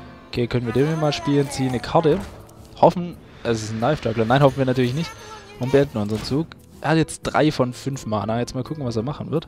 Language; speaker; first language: German; native; German